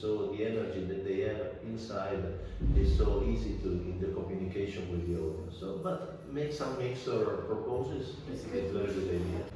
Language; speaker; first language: English; non-native, fluent; Italian